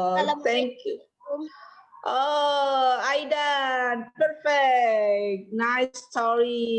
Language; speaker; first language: English; non-native, learner; Indonesian